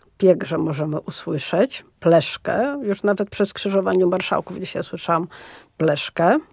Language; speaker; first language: Polish; native; Polish